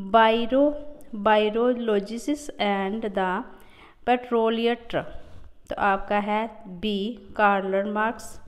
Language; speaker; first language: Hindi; non-native, local second language; Punjabi